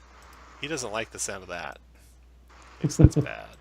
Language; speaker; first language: English; native; English